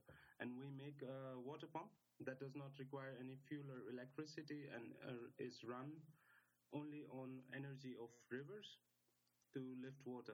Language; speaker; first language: English; non-native, local second language; Nepali